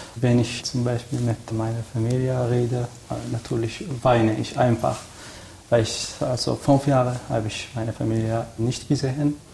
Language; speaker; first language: German; non-native, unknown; Arabic